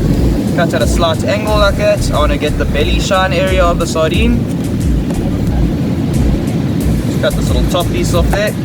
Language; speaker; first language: English; native; English